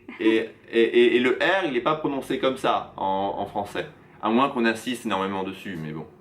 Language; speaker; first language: French; native; French